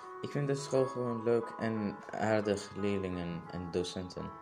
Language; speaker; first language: Dutch; non-native, learner; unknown